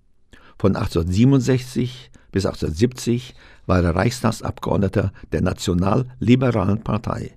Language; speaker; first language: German; native; German